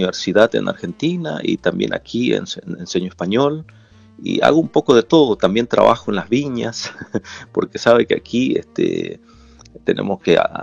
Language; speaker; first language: Spanish; non-native, local second language; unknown